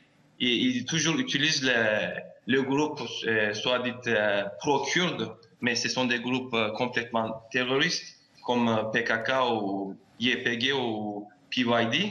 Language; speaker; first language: French; non-native, fluent; Turkish